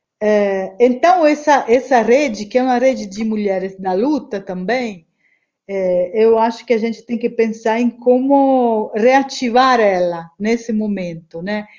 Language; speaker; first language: Portuguese; non-native, fluent; Italian